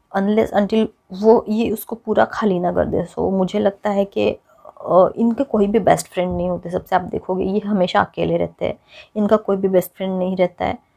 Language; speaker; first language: Hindi; non-native, local second language; Marathi